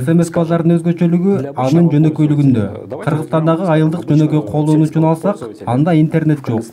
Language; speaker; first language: Kyrgyz; native; Kyrgyz